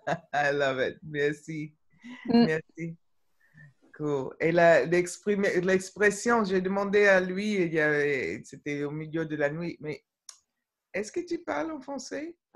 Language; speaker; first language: French; non-native, fluent; English